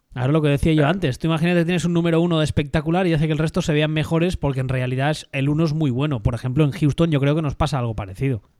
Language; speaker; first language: Spanish; native; Spanish